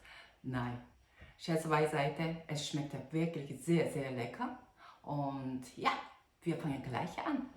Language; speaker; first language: German; non-native, fluent; Korean